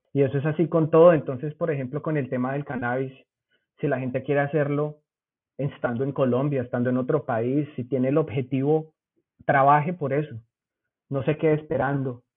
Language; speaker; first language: Spanish; native; Spanish